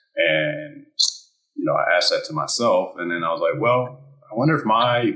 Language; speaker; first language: English; early bilingual, other home language; German